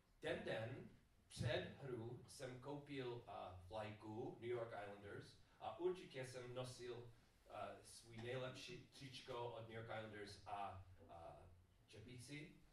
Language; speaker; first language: Czech; non-native, learner; English